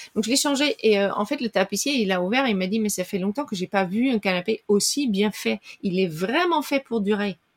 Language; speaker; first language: French; non-native, fluent; Dutch